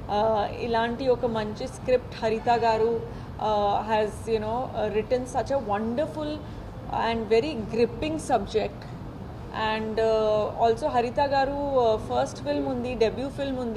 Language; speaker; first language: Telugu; non-native, fluent; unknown